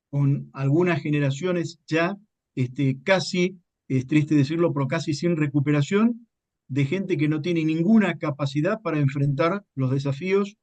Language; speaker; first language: Spanish; native; Spanish